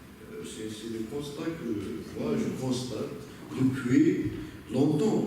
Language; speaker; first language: French; non-native, local second language; Arabic